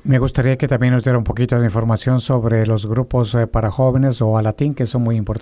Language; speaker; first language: Spanish; native; Spanish